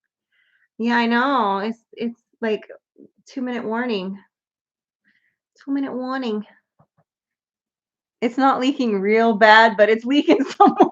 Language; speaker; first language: English; native; English